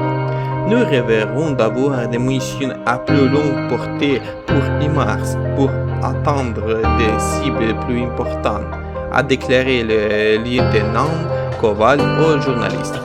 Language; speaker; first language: French; non-native, fluent; Ukrainian